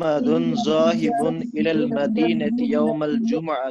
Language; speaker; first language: Arabic; non-native, learner; Urdu